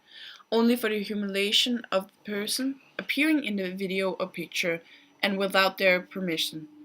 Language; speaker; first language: English; non-native, fluent; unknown